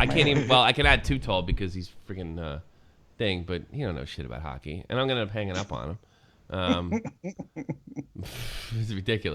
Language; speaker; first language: English; native; English